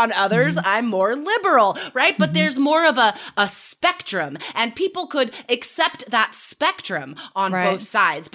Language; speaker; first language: English; native; English